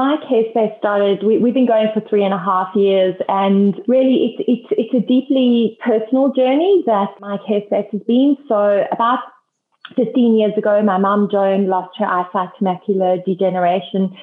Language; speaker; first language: English; native; English